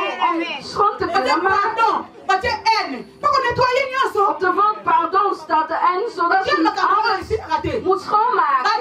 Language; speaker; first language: Dutch; non-native, fluent; Lingala